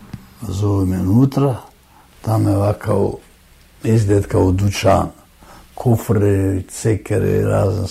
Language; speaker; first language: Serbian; non-native, fluent; German